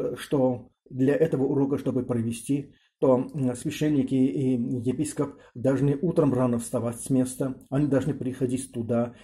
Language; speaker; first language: Russian; non-native, local second language; Armenian